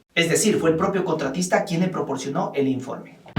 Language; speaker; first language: Spanish; native; Spanish